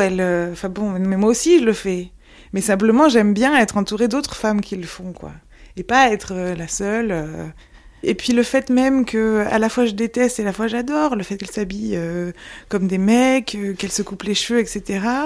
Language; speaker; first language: French; native; French